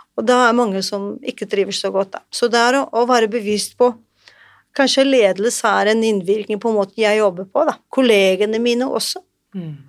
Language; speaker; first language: Norwegian; non-native, fluent; Portuguese